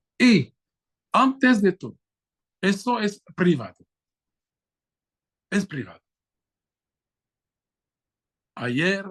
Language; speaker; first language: Spanish; non-native, fluent; French